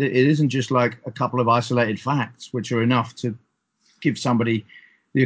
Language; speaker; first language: English; native; English